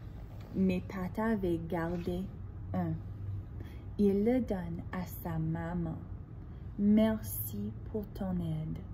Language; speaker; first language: French; non-native, fluent; English